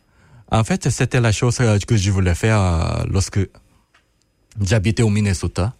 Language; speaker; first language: French; non-native, fluent; Korean